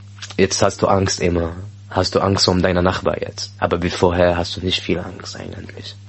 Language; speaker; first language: German; non-native, learner; Arabic